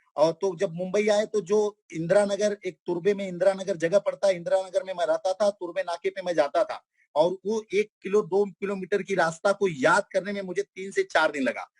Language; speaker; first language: Hindi; non-native, local second language; Bhojpuri